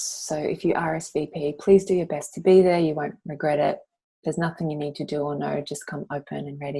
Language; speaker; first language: English; native; English